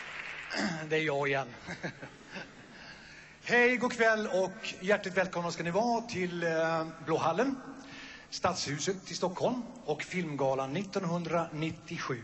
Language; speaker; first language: Swedish; native; Swedish